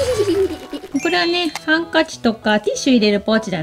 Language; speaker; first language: Japanese; native; Japanese